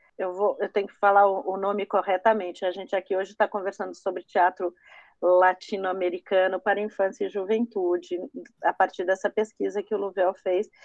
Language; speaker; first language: Portuguese; native; Portuguese